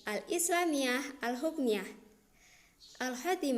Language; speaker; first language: Arabic; non-native, learner; Indonesian